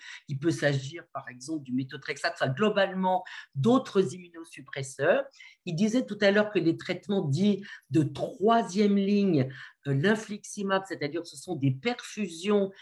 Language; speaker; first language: French; native; French